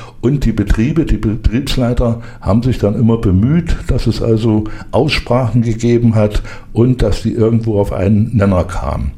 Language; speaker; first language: German; native; German